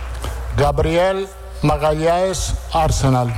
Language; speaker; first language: Portuguese; non-native, learner; Italian